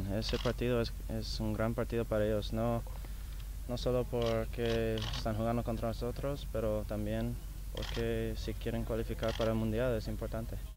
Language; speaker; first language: Spanish; non-native, learner; English